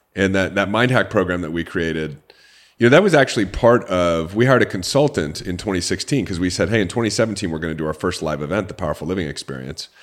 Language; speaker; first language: English; native; English